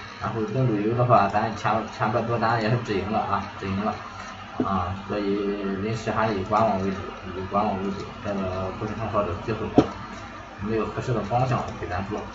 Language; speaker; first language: Chinese; native; Chinese